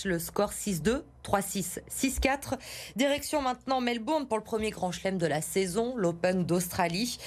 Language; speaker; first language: French; native; French